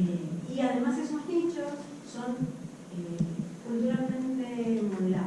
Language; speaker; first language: Spanish; native; Spanish